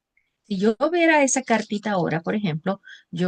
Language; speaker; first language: Spanish; native; Spanish